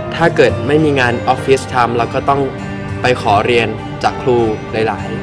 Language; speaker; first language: Thai; non-native, local second language; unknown